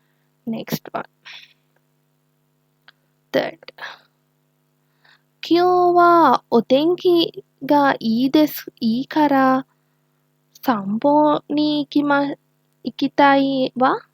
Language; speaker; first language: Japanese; non-native, learner; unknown